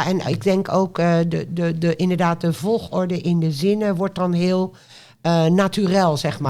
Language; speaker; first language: Dutch; non-native, fluent; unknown